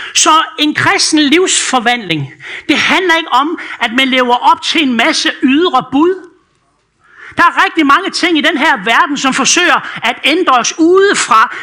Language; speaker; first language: Danish; native; Danish